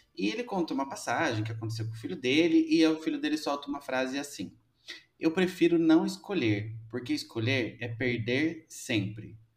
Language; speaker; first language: Portuguese; native; Portuguese